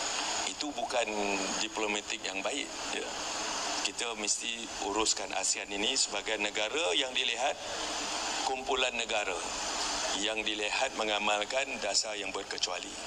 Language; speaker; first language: Malay; native; Malay